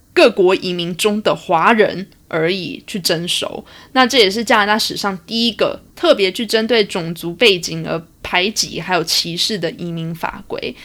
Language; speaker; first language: Chinese; early bilingual, heritage; Chinese